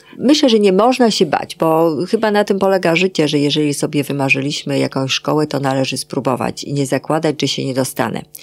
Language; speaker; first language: Polish; native; Polish